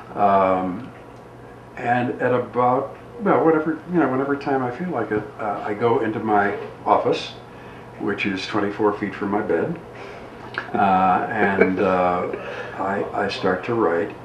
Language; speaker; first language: English; native; English